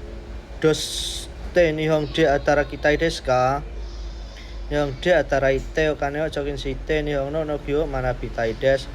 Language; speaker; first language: Japanese; non-native, learner; Indonesian